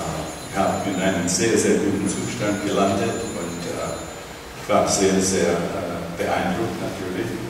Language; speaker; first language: German; non-native, fluent; Czech